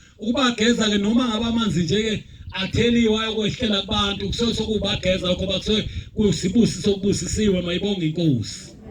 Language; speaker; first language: Zulu; native; Zulu